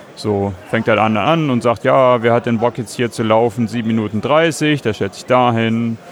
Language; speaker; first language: German; native; German